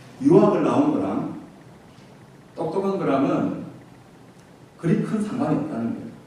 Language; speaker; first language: Korean; native; Korean